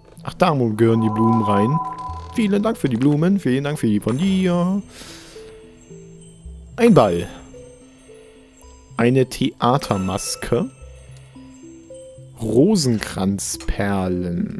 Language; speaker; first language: German; native; German